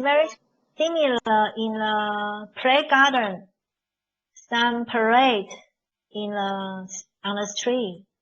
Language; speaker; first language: English; non-native, learner; Chinese